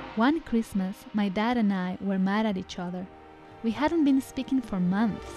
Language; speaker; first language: English; non-native, fluent; Spanish